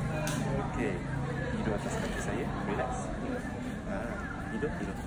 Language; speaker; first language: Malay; non-native, local second language; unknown